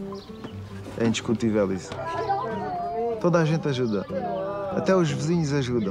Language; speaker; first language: Portuguese; native; Portuguese